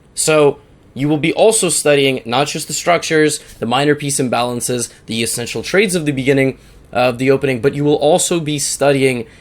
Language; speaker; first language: English; native; English